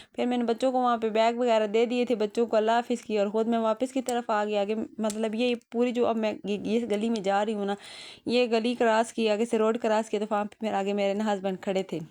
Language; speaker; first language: Urdu; non-native, local second language; Punjabi